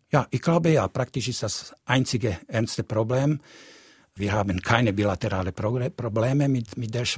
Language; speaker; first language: German; non-native, fluent; Slovak